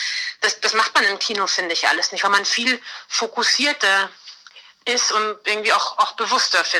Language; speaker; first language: German; native; German